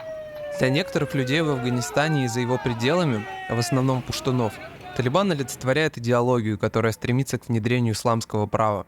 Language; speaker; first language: Russian; native; Russian